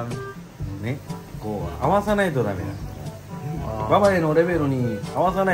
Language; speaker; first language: Japanese; native; Japanese